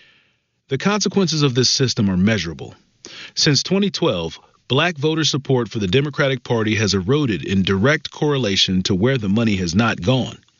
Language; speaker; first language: English; native; English